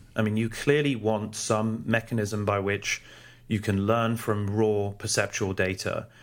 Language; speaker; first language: English; native; English